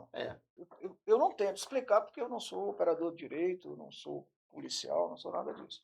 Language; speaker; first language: Portuguese; native; Portuguese